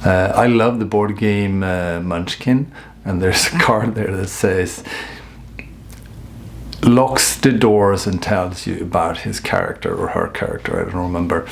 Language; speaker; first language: English; non-native, fluent; Swedish